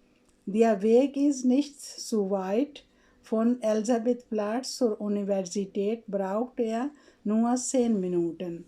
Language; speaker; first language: German; non-native, fluent; Urdu